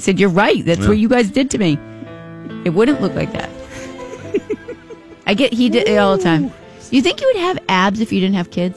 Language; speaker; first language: English; native; English